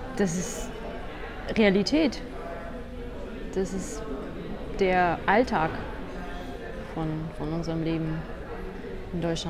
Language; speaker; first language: German; non-native, fluent; Russian